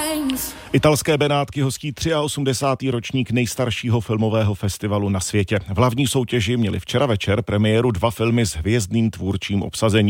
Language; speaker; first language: Czech; native; Czech